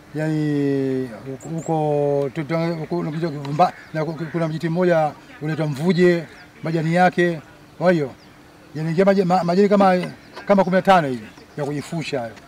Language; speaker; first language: Swahili; native; Swahili